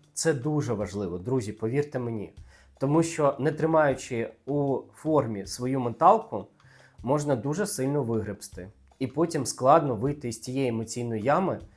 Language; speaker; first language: Ukrainian; native; Ukrainian